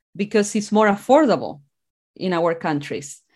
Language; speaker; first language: English; non-native, fluent; Spanish